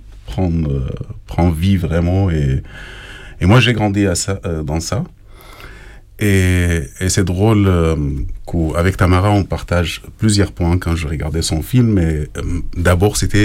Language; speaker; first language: French; non-native, fluent; Arabic